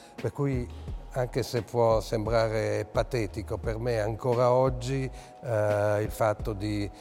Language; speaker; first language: Italian; early bilingual, other home language; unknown